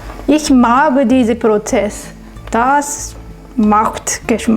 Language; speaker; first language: German; non-native, learner; Japanese